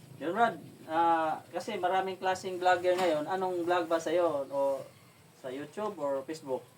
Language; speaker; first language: Filipino; non-native, local second language; Cebuano